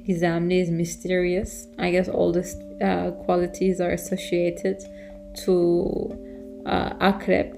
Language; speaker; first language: English; non-native, fluent; Turkish